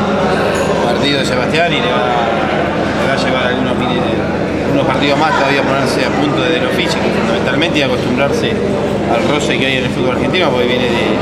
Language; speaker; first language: Spanish; native; Spanish